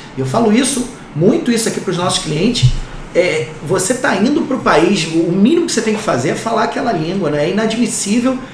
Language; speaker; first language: Portuguese; native; Portuguese